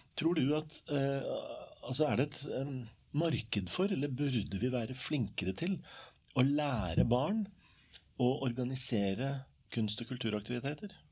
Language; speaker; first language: Norwegian; native; Norwegian